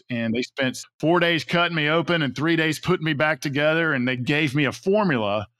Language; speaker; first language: English; native; English